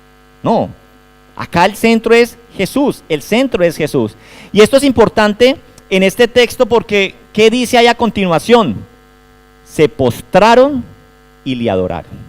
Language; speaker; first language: Spanish; native; Spanish